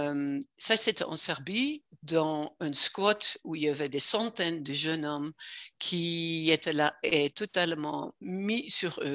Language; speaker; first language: French; non-native, fluent; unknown